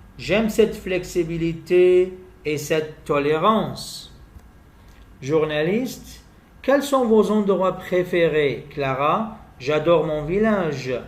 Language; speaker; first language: French; non-native, fluent; Arabic